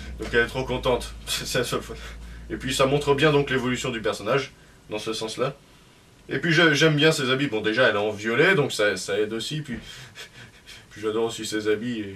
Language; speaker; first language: French; native; French